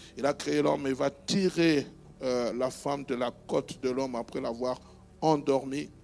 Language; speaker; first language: French; non-native, local second language; Luba-Lulua